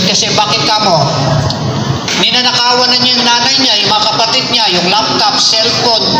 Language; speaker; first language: Filipino; non-native, local second language; Cebuano